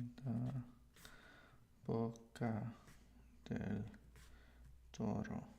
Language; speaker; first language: Spanish; non-native, learner; English